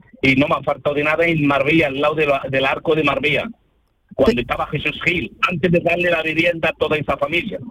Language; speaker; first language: Spanish; early bilingual, other home language; Arabic